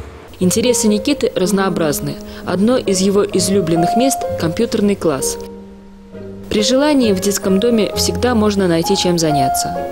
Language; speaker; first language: Russian; native; Russian